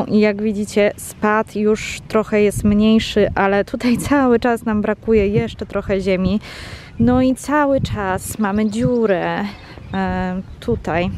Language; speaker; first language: Polish; native; Polish